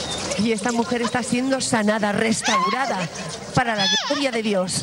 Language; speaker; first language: Spanish; native; Spanish